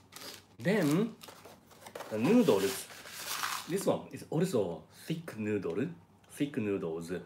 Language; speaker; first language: English; non-native, learner; Japanese